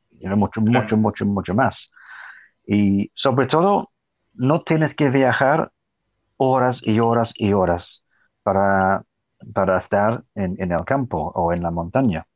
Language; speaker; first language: Spanish; non-native, fluent; English